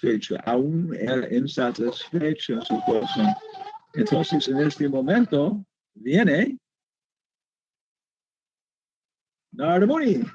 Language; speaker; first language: Spanish; non-native, learner; English